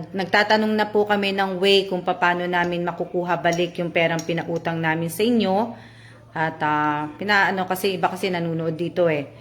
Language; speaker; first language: Filipino; native; Filipino